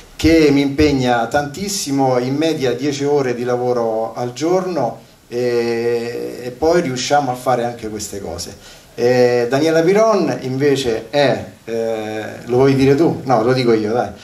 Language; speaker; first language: Italian; native; Italian